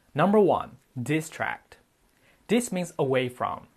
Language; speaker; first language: English; non-native, fluent; Chinese